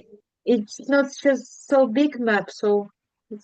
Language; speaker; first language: English; non-native, learner; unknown